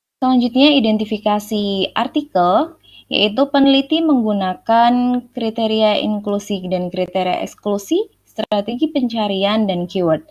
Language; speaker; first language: Indonesian; native; Indonesian